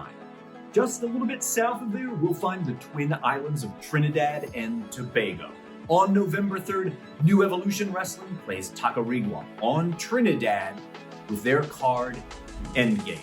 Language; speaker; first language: English; native; English